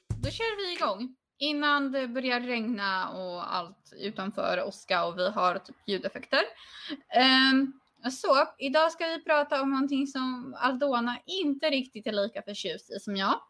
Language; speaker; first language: Swedish; non-native, fluent; Polish